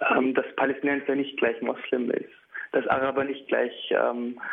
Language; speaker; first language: German; early bilingual, heritage; German